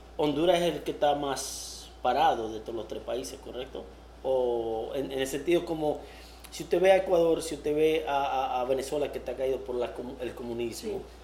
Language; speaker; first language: Spanish; early bilingual, heritage; Spanish